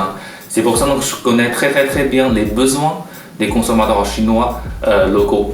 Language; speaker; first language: French; non-native, fluent; Chinese